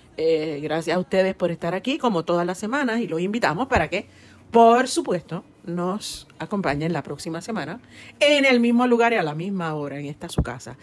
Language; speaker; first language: Spanish; native; Spanish